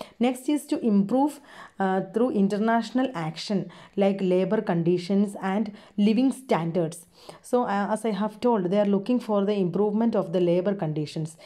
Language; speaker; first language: English; non-native, local second language; Malayalam